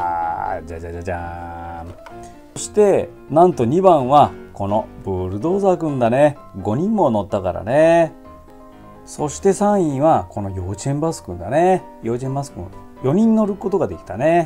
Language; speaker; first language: Japanese; native; Japanese